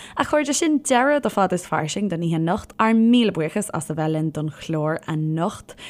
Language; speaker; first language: Irish; native; Irish